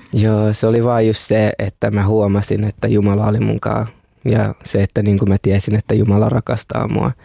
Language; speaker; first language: Finnish; early bilingual, other home language; Kinyarwanda